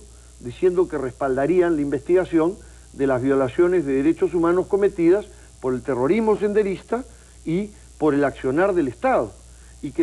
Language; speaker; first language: Spanish; native; Spanish